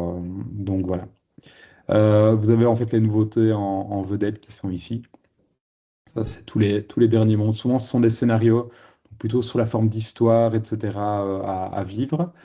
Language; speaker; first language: French; native; French